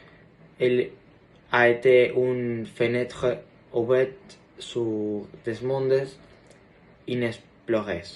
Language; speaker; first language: French; non-native, learner; Spanish